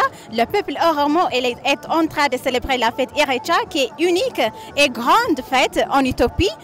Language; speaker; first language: French; non-native, fluent; Amharic